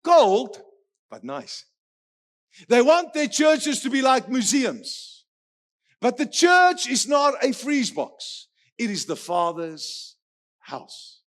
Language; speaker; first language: English; non-native, local second language; Afrikaans